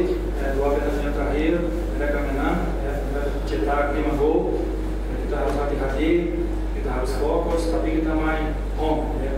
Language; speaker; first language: Indonesian; non-native, learner; Portuguese